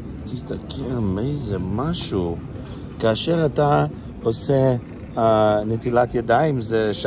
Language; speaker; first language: Hebrew; non-native, learner; English